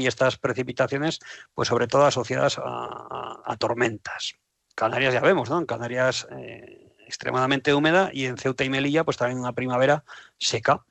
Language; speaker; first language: Spanish; native; Spanish